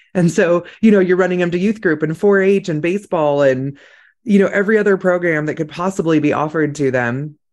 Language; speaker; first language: English; native; English